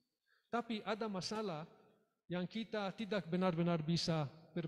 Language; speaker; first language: Indonesian; non-native, learner; English